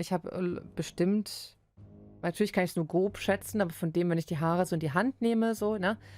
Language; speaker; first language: German; native; German